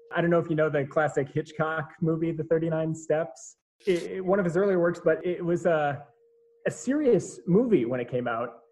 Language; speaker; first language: English; native; English